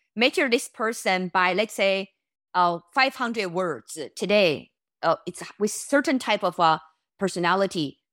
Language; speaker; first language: English; non-native, fluent; Chinese